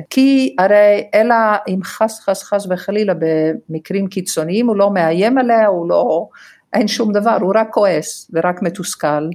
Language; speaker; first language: Hebrew; non-native, fluent; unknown